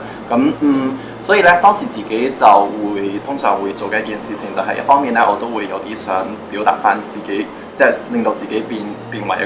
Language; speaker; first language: Cantonese; native; Cantonese